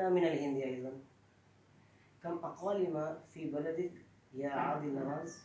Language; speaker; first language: Arabic; non-native, learner; Urdu